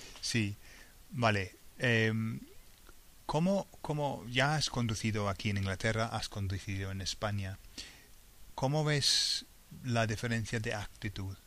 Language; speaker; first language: Spanish; non-native, fluent; English